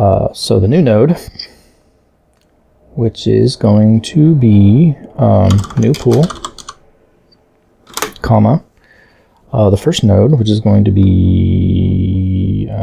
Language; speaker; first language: English; native; English